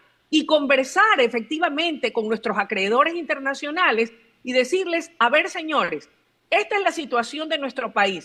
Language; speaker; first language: Spanish; native; Spanish